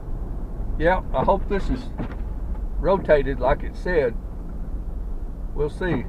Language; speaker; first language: English; native; English